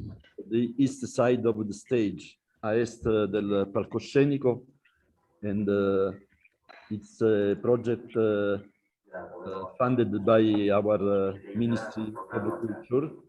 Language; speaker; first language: English; non-native, learner; Italian